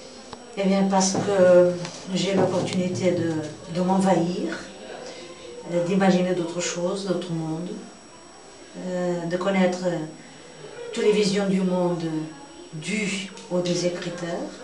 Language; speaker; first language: French; non-native, fluent; Portuguese